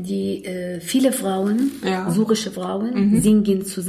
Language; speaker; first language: German; non-native, learner; Arabic